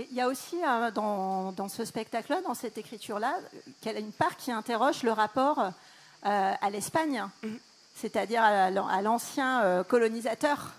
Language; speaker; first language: French; native; French